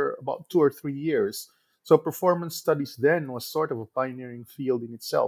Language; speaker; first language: English; non-native, local second language; Hiligaynon